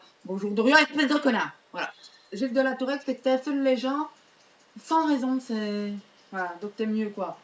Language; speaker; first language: French; native; French